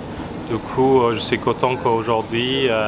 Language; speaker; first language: French; non-native, fluent; Persian